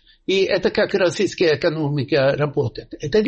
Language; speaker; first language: Russian; non-native, fluent; Swedish